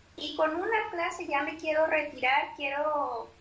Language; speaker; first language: Spanish; native; Spanish